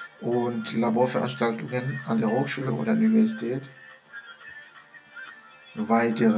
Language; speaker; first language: German; non-native, fluent; French